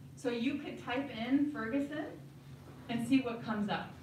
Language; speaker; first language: English; native; English